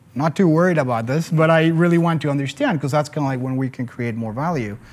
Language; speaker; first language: English; non-native, fluent; Spanish